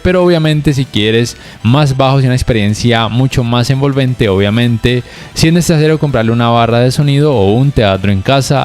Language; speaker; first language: Spanish; native; Spanish